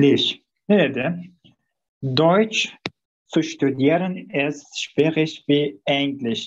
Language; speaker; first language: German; non-native, fluent; Turkish